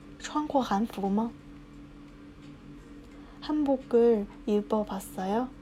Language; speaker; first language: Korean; non-native, fluent; Chinese